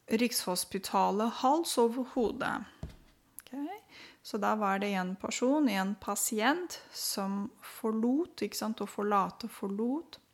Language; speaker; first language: Norwegian; non-native, fluent; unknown